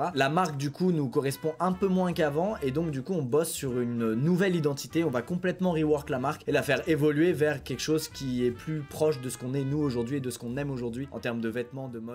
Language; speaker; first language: French; native; French